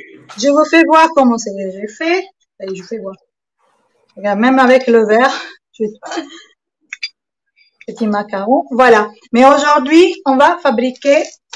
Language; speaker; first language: French; non-native, fluent; Italian